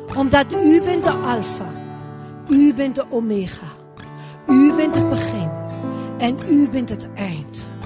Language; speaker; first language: Dutch; non-native, fluent; French